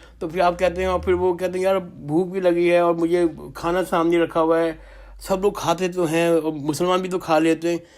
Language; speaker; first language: Urdu; native; Urdu